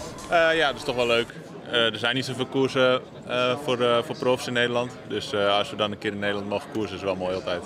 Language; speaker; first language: Dutch; native; Dutch